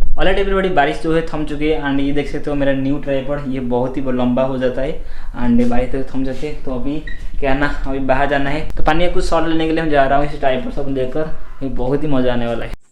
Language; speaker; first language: Hindi; non-native, local second language; Odia